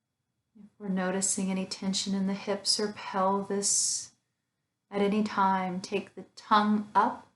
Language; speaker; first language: English; native; English